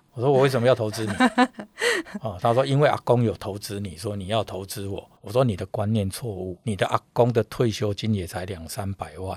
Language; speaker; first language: Chinese; native; Chinese